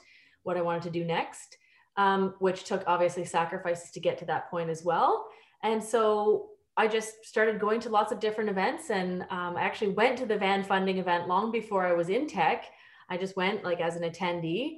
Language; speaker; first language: English; native; English